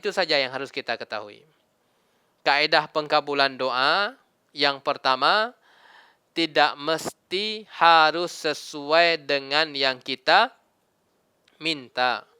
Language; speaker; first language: Malay; non-native, local second language; Minangkabau